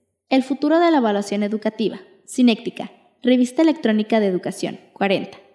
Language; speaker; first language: Spanish; native; Spanish